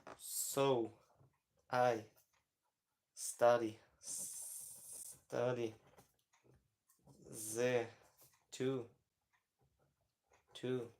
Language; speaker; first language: English; non-native, learner; Ukrainian